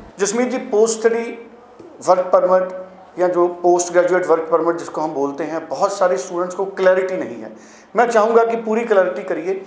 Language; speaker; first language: Hindi; non-native, local second language; Punjabi